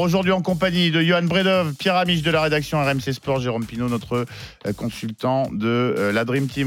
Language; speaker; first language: French; native; French